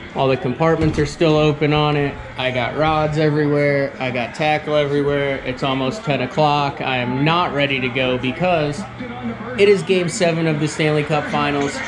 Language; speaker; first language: English; native; English